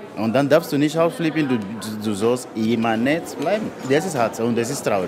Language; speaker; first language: German; non-native, fluent; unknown